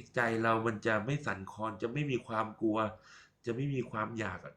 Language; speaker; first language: Thai; native; Thai